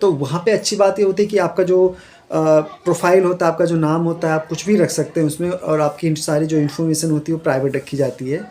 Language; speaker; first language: Hindi; native; Hindi